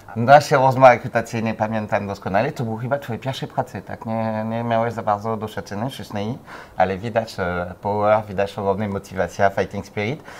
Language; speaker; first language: Polish; non-native, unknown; French